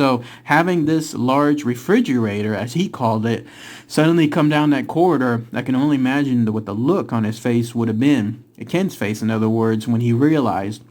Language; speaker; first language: English; native; English